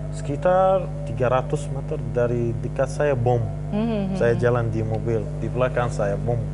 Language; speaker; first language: Indonesian; non-native, learner; Arabic